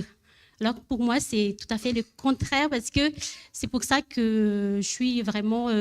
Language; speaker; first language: French; non-native, learner; Malagasy